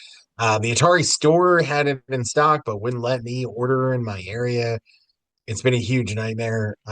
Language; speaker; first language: English; native; English